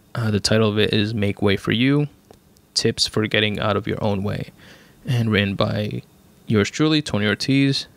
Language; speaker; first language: English; native; English